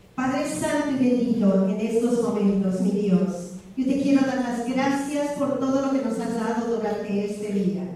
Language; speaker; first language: Spanish; native; Spanish